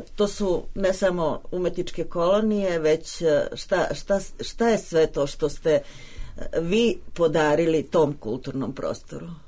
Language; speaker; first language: Serbian; native; Serbian